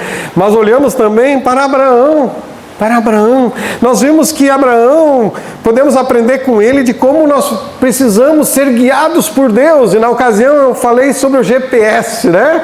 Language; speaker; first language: Portuguese; native; Portuguese